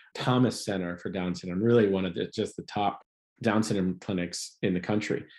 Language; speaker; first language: English; native; English